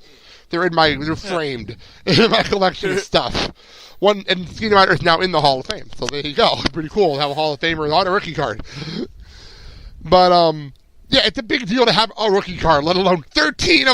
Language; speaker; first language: English; native; English